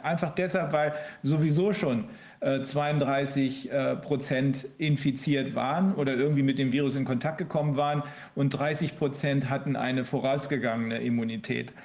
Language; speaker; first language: German; native; German